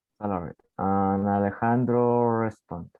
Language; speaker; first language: English; non-native, learner; Spanish